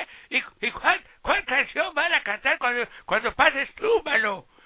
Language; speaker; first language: Spanish; native; Spanish